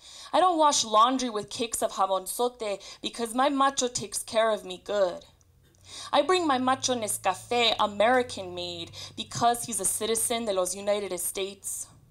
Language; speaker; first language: English; native; English